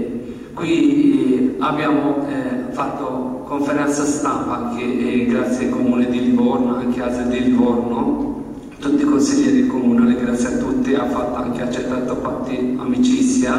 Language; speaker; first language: Italian; non-native, learner; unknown